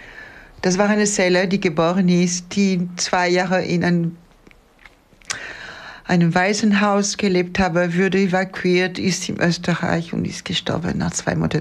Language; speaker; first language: German; non-native, fluent; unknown